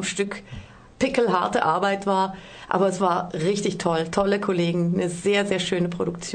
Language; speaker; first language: German; native; German